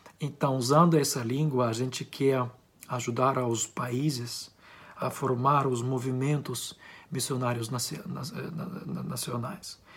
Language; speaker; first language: Portuguese; non-native, fluent; Ukrainian